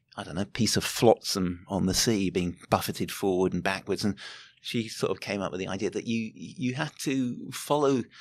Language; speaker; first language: English; native; English